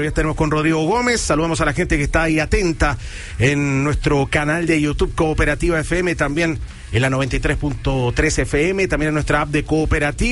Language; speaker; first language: Spanish; native; Spanish